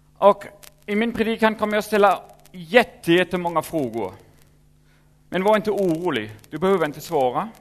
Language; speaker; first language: Swedish; non-native, fluent; German